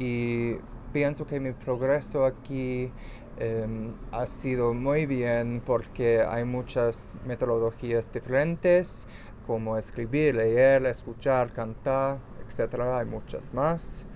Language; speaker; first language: Spanish; non-native, learner; English